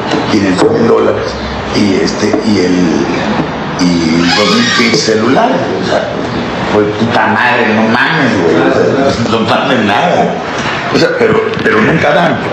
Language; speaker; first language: Spanish; native; Spanish